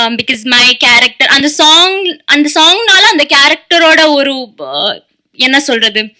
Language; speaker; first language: Tamil; non-native, learner; Malayalam